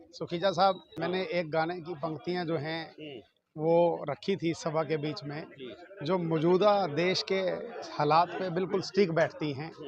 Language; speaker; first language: Hindi; native; Hindi